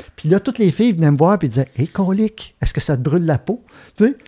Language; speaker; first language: French; native; French